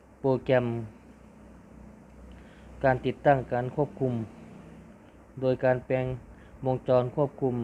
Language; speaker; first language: Thai; native; Thai